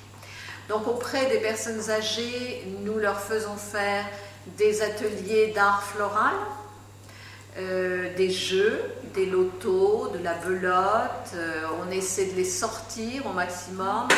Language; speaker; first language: French; native; French